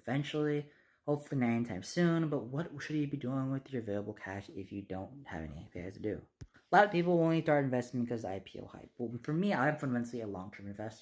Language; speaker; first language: English; native; English